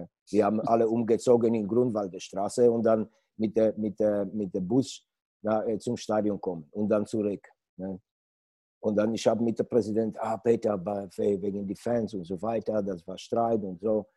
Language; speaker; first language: German; non-native, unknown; Polish